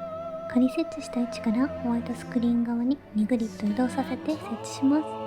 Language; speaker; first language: Japanese; native; Japanese